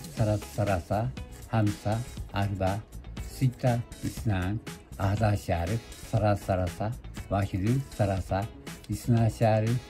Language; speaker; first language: Arabic; non-native, learner; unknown